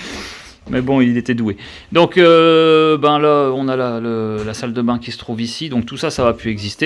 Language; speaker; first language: French; native; French